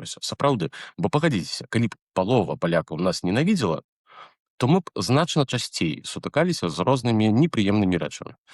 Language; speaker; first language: Belarusian; native; Belarusian